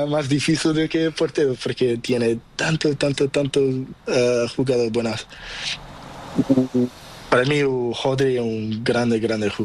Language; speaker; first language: Spanish; non-native, learner; Portuguese